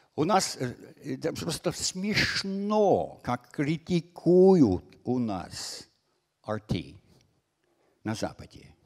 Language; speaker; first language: Russian; non-native, fluent; English